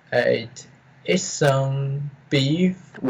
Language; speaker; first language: English; non-native, learner; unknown